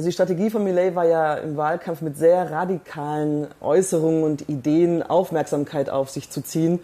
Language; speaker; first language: German; native; German